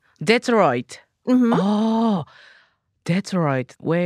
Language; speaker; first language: English; non-native, learner; Japanese